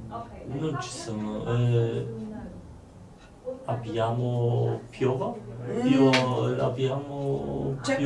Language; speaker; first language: Italian; non-native, learner; Polish